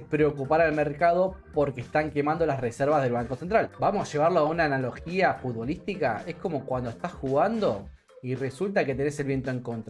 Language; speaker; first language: Spanish; native; Spanish